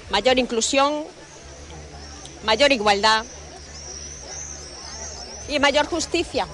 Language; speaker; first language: Spanish; native; Spanish